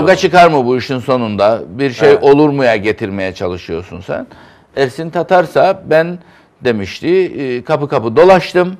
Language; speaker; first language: Turkish; native; Turkish